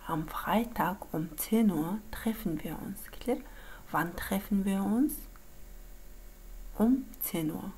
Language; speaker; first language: German; non-native, learner; Mongolian